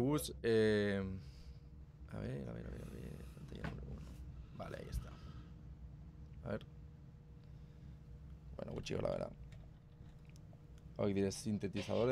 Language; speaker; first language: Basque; non-native, local second language; Spanish